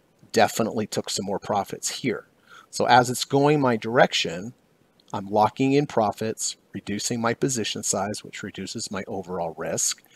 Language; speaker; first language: English; native; English